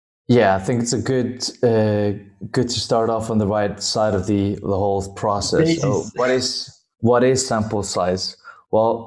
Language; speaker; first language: English; non-native, fluent; Danish